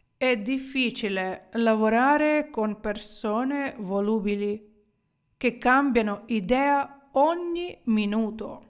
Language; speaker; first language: Italian; non-native, fluent; Ukrainian